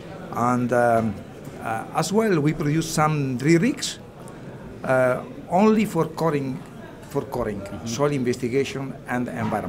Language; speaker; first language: English; non-native, learner; Italian